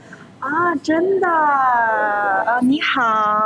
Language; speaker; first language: Chinese; early bilingual, other home language; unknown